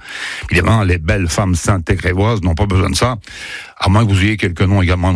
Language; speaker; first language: French; native; French